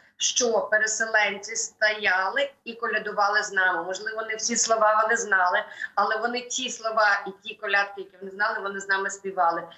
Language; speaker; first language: Ukrainian; native; Ukrainian